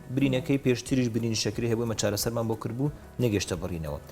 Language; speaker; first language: Central Kurdish; native; Central Kurdish